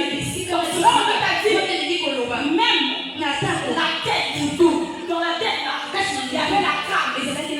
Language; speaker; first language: French; non-native, local second language; Lingala